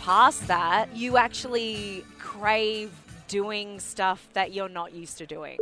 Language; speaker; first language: English; native; English